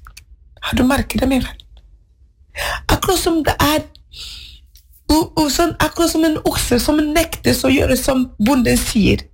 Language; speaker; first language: Norwegian; non-native, fluent; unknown